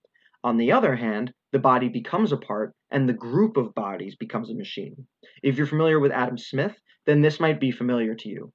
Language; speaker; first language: English; native; English